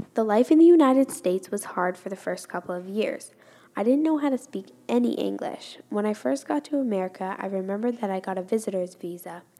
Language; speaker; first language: English; non-native, fluent; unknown